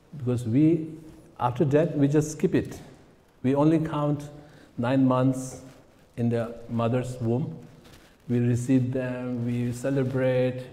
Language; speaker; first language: English; non-native, fluent; Tibetan